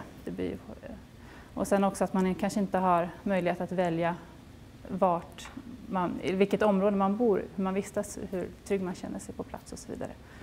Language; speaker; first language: Swedish; native; Swedish